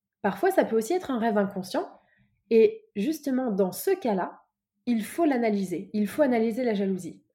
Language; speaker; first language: French; native; French